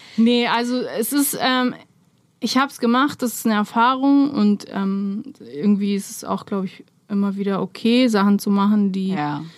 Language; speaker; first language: German; early bilingual, other home language; Romanian